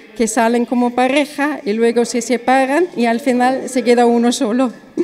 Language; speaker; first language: Spanish; non-native, fluent; German